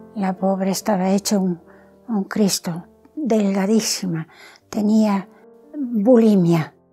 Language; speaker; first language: Spanish; non-native, fluent; Italian